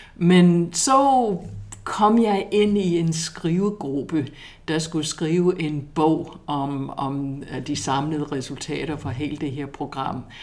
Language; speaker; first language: Danish; non-native, fluent; English